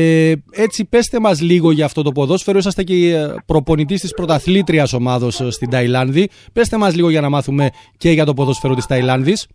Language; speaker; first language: Greek; native; Greek